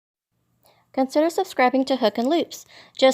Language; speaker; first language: English; native; English